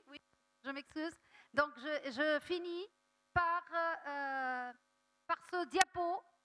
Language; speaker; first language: French; non-native, local second language; Arabic